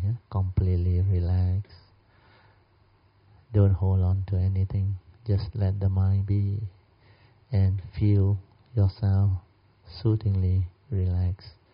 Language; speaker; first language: English; non-native, local second language; Min Nan Chinese